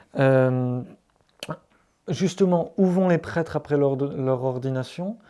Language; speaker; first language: French; native; French